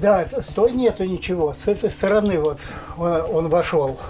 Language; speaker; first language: Russian; native; Russian